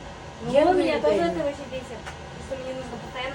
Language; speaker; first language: Russian; non-native, local second language; Bashkir